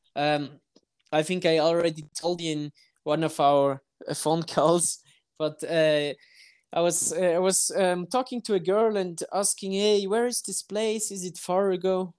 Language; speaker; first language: English; non-native, fluent; German